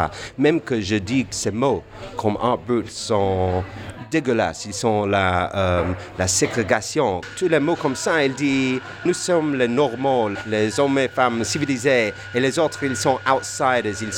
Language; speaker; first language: French; non-native, fluent; English